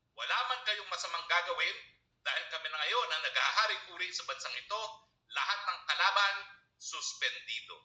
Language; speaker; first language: Filipino; native; Filipino